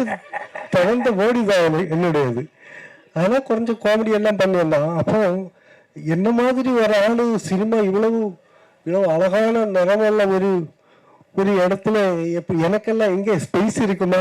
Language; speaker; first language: Tamil; non-native, learner; Malayalam